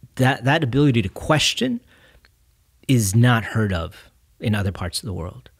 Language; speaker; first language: English; native; English